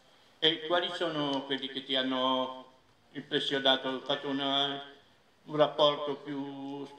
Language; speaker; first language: Italian; non-native, fluent; Catalan